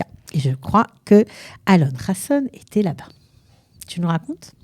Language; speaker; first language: French; native; French